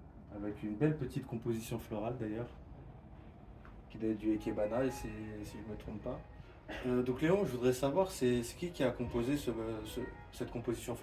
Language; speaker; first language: French; native; French